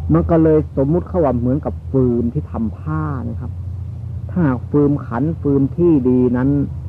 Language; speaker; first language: Thai; non-native, local second language; Northeastern Thai